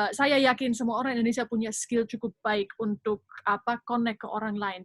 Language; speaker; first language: Indonesian; non-native, fluent; German